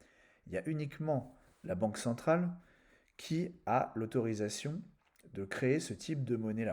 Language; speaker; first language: French; native; French